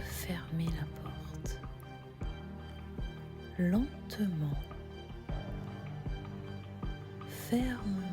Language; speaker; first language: French; native; French